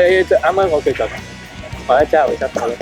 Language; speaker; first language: Cantonese; native; Cantonese